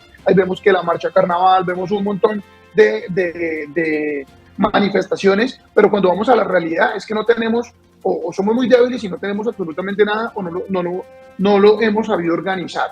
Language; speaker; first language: Spanish; native; Spanish